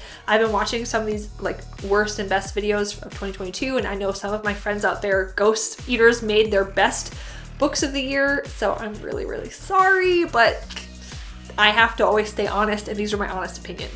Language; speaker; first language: English; native; English